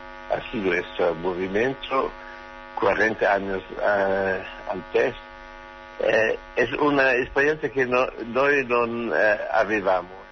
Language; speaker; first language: Spanish; non-native, learner; German